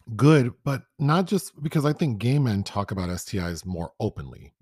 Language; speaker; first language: English; native; English